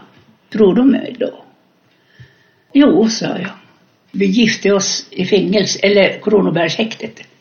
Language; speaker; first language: Swedish; non-native, fluent; Finnish